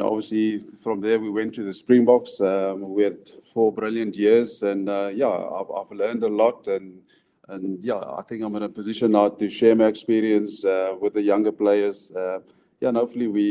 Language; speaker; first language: English; non-native, local second language; Afrikaans